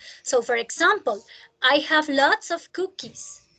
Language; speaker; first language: English; non-native, fluent; Spanish